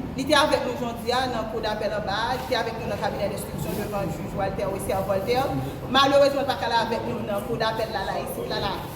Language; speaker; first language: French; non-native, local second language; Haitian Creole